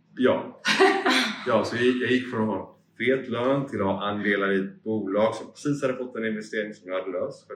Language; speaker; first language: Swedish; early bilingual, other home language; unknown